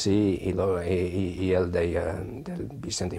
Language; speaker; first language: Spanish; non-native, fluent; English